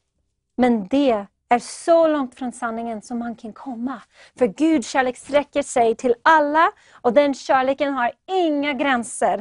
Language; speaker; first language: Swedish; non-native, fluent; English